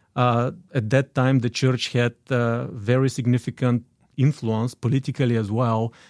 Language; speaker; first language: English; non-native, fluent; Bulgarian